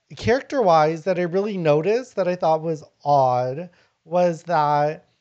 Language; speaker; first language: English; non-native, fluent; Lao